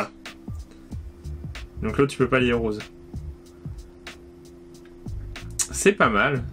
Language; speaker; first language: French; native; French